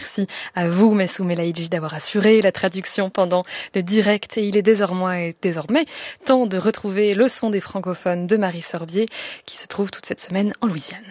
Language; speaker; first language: French; native; French